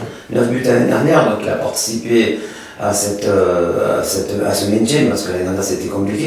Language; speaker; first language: French; native; French